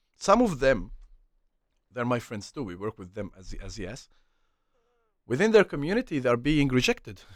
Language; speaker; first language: English; non-native, fluent; Arabic